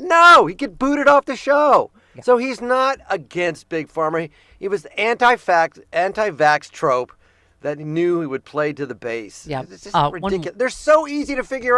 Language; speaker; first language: English; native; English